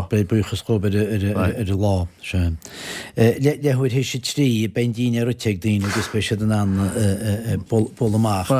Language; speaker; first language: Irish; native; Irish